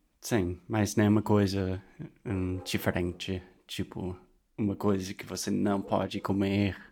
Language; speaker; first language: Portuguese; non-native, fluent; English